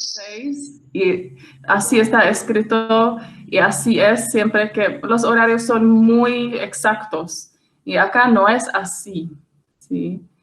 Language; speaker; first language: Spanish; non-native, fluent; Czech